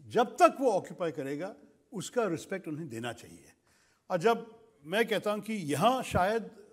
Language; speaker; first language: Hindi; non-native, local second language; Malayalam